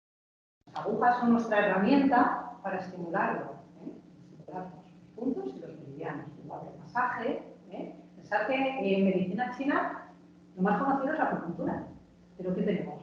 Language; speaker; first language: Spanish; native; Spanish